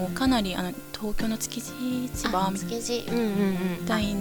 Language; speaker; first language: Japanese; non-native, fluent; Korean